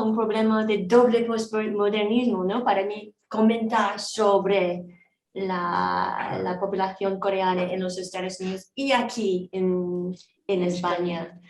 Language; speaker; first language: Spanish; non-native, fluent; Korean